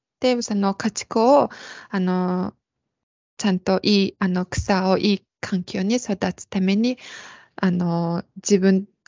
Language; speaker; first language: Japanese; non-native, fluent; Mongolian